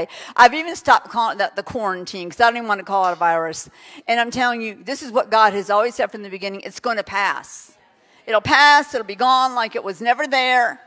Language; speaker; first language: English; native; English